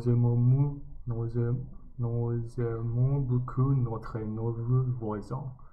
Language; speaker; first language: French; non-native, learner; English